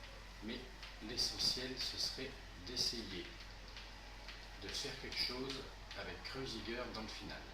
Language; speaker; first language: French; native; French